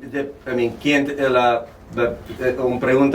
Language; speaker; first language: Spanish; early bilingual, heritage; Spanish